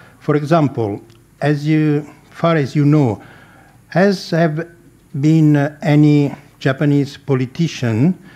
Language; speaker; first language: English; non-native, fluent; Italian